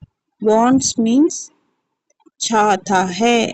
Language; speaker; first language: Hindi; non-native, local second language; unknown